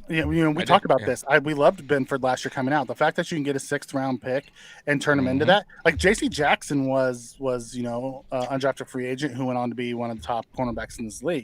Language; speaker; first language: English; native; English